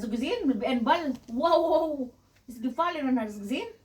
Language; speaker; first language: German; non-native, learner; Filipino